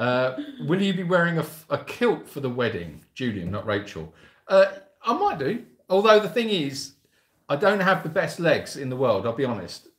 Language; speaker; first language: English; native; English